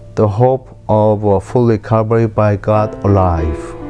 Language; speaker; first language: English; non-native, fluent; Korean